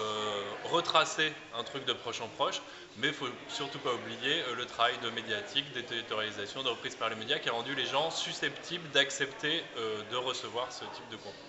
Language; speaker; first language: French; native; French